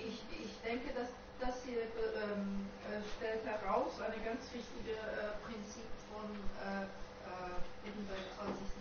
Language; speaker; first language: German; non-native, fluent; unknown